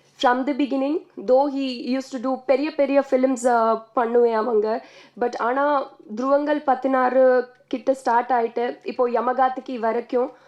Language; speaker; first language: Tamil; non-native, learner; Telugu